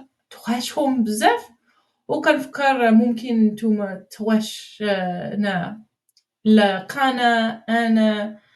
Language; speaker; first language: Arabic; non-native, learner; English